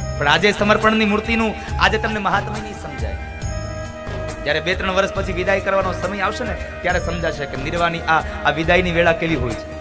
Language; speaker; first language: Gujarati; native; Gujarati